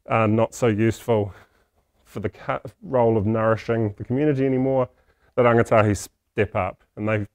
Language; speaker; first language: English; native; English